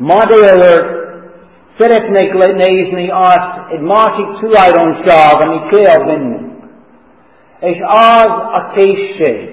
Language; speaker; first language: Hungarian; non-native, learner; English